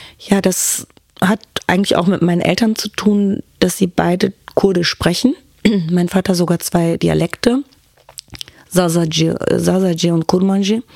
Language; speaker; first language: German; early bilingual, other home language; Turkish